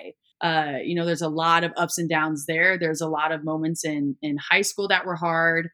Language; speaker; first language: English; native; English